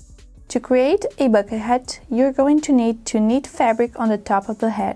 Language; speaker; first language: English; non-native, fluent; Portuguese